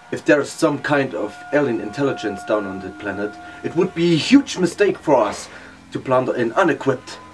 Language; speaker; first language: English; non-native, fluent; German